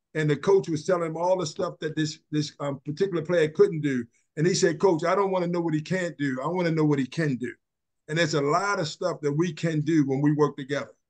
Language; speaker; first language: English; native; English